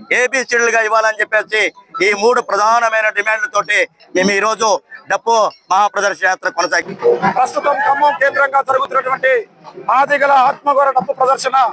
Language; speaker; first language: Telugu; native; Telugu